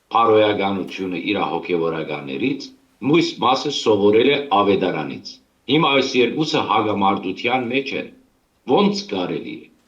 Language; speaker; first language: Armenian; early bilingual, heritage; Armenian